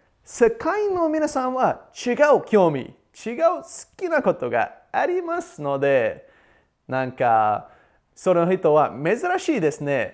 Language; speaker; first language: Japanese; non-native, learner; English